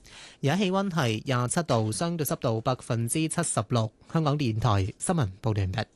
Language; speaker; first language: Chinese; non-native, local second language; Cantonese